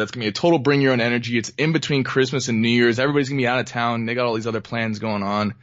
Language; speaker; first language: English; native; English